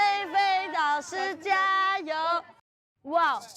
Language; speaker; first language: Chinese; native; Chinese